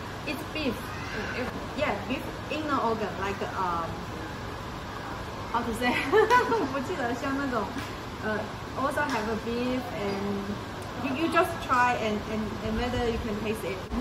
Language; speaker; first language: English; non-native, learner; Chinese